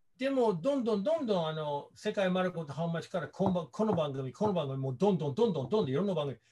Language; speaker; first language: Japanese; non-native, fluent; English